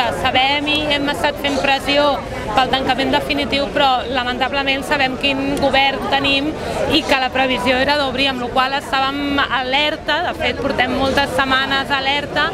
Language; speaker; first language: Catalan; native; Catalan